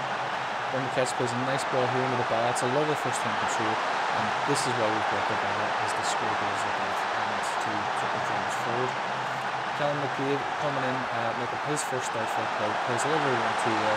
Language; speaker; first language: English; native; English